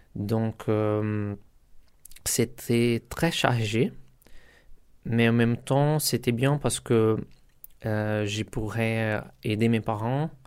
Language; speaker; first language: French; non-native, learner; Portuguese